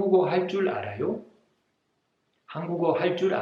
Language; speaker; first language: Korean; non-native, fluent; Spanish